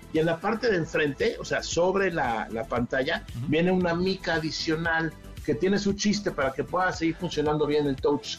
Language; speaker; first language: Spanish; native; Spanish